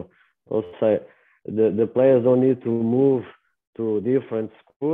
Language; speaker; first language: English; non-native, learner; Portuguese